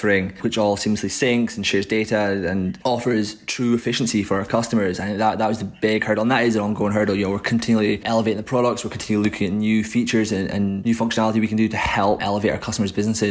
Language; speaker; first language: English; native; English